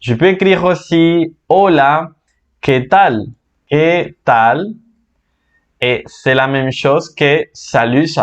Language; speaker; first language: French; non-native, fluent; Spanish